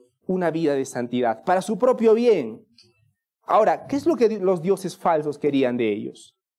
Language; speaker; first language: Spanish; native; Spanish